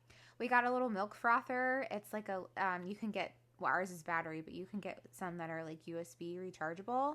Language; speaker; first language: English; native; English